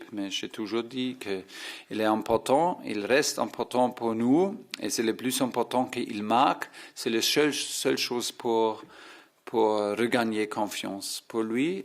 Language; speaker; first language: French; non-native, fluent; German